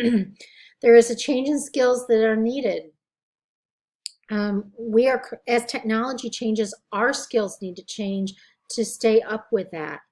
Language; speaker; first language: English; native; English